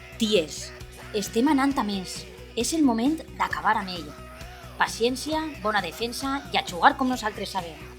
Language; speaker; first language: Catalan; native; Catalan